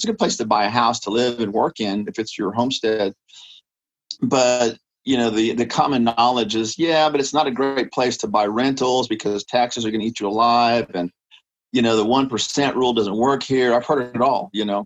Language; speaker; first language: English; native; English